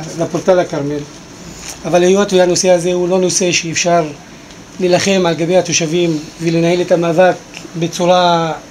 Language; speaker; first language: Hebrew; non-native, local second language; Arabic